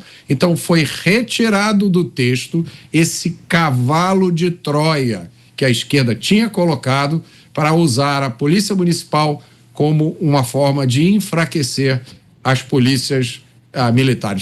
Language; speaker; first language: Portuguese; native; Portuguese